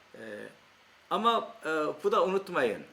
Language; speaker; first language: Turkish; non-native, fluent; Korean